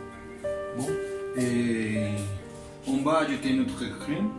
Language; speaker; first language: French; non-native, learner; Spanish